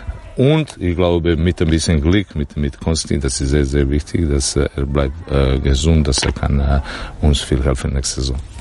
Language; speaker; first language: German; non-native, learner; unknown